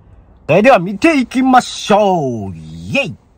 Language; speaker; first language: Japanese; native; Japanese